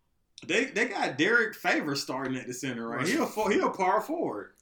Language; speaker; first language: English; native; English